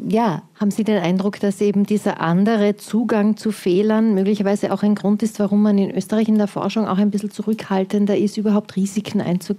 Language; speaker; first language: German; native; German